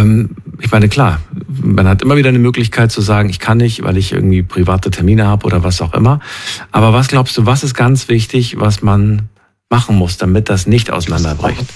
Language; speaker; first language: German; native; German